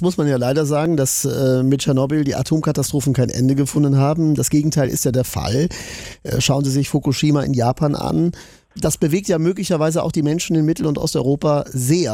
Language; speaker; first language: German; native; German